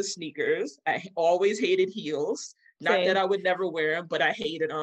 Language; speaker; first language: English; native; English